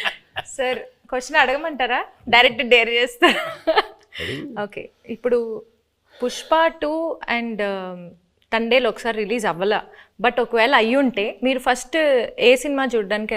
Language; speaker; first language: Telugu; native; Telugu